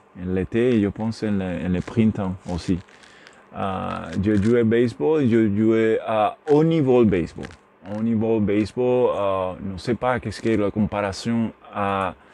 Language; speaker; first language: French; non-native, learner; Spanish